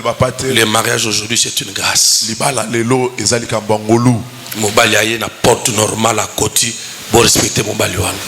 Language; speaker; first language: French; non-native, local second language; Lingala